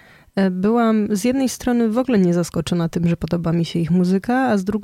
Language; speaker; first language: Polish; native; Polish